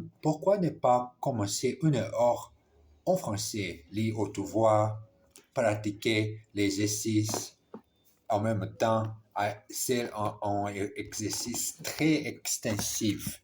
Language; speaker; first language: French; non-native, learner; English